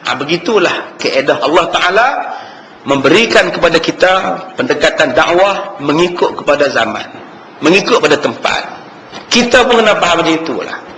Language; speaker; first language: Malay; native; Malay